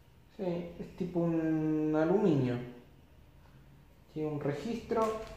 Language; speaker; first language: Spanish; native; Spanish